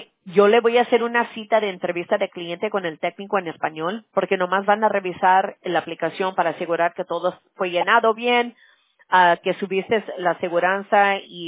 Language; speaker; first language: Spanish; early bilingual, heritage; Spanish